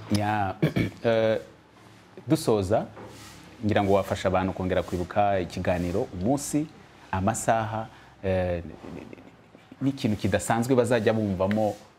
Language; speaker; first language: Kinyarwanda; native; Kinyarwanda